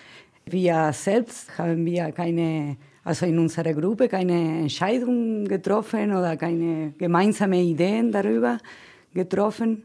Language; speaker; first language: German; non-native, fluent; Spanish